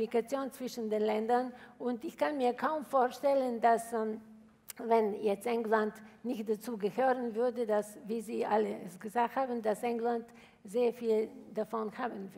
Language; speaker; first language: German; non-native, fluent; Bulgarian